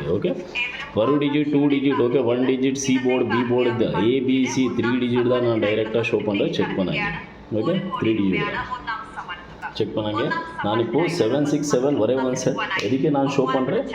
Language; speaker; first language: Tamil; non-native, learner; Kannada